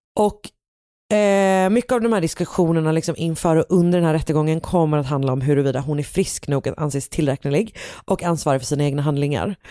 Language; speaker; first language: Swedish; native; Swedish